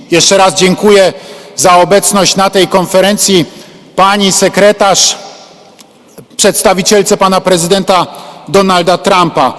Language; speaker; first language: Polish; native; Polish